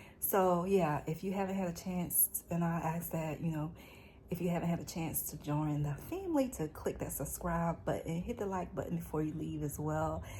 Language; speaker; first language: English; native; English